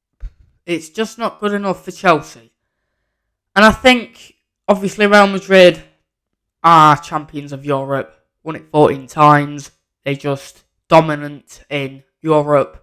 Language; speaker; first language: English; native; English